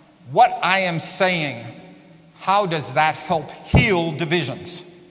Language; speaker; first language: English; native; English